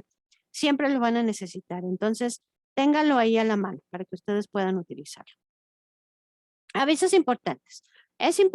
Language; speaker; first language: Spanish; native; Spanish